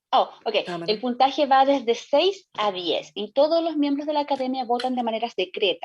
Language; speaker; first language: Spanish; native; Spanish